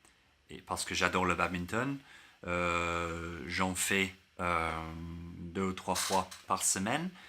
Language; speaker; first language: French; non-native, learner; English